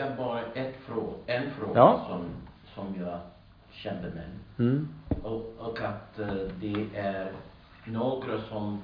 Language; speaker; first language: Swedish; non-native, learner; English